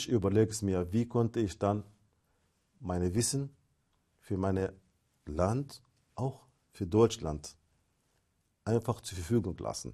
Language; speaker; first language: German; non-native, fluent; Arabic